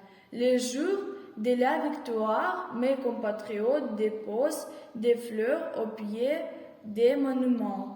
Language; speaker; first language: French; non-native, learner; Russian